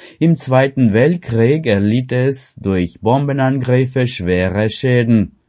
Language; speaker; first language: German; non-native, fluent; Romanian